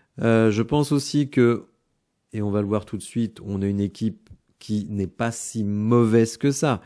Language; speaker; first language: French; native; French